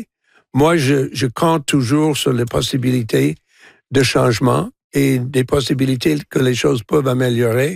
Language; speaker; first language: French; non-native, local second language; English